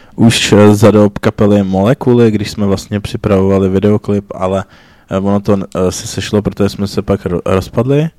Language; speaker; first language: Czech; native; Czech